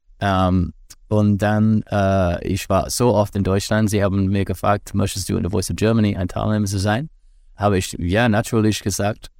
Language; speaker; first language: German; non-native, learner; English